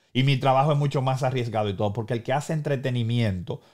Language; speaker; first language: Spanish; native; Spanish